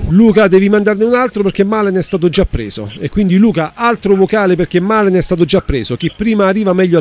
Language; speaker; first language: Italian; native; Italian